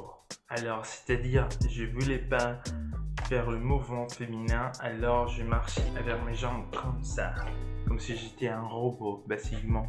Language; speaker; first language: French; non-native, learner; Spanish